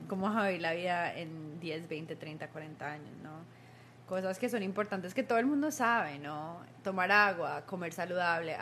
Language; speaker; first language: Spanish; early bilingual, heritage; Spanish